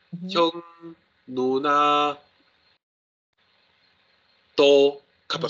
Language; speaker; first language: Korean; non-native, learner; English